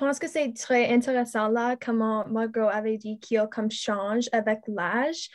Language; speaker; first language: French; non-native, learner; English